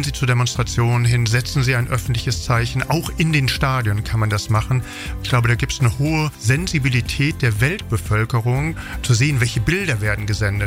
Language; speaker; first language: German; native; German